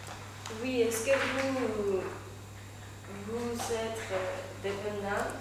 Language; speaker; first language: French; non-native, fluent; Spanish